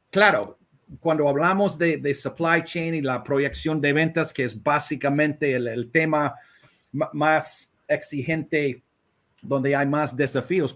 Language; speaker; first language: Spanish; non-native, fluent; English